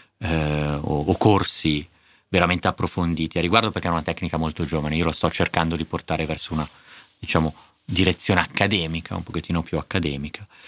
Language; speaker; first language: Italian; native; Italian